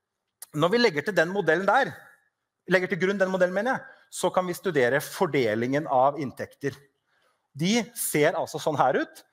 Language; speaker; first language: Norwegian; native; Norwegian